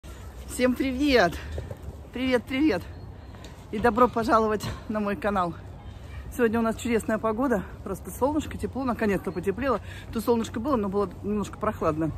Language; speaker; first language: Russian; native; Russian